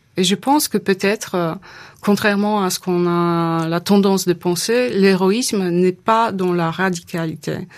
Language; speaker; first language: French; non-native, fluent; Polish